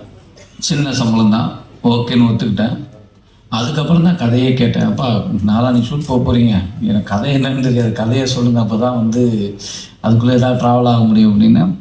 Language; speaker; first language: Tamil; native; Tamil